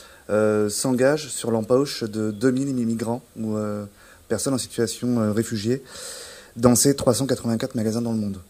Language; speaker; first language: French; native; French